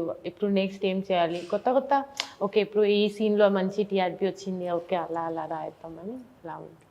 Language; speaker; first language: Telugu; non-native, learner; Bangla